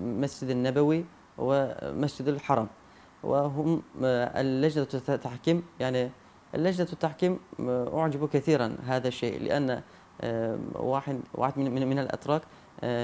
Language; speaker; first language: Arabic; non-native, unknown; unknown